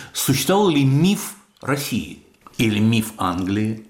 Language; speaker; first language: Russian; native; Russian